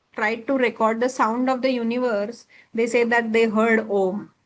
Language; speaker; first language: English; non-native, local second language; Marathi